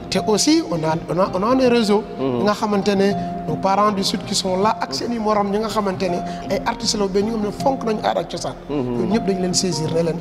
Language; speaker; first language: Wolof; non-native, local second language; Jola-Fonyi